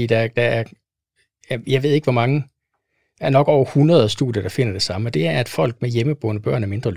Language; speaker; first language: Danish; native; Danish